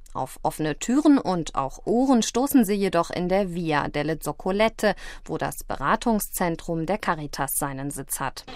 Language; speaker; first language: German; native; German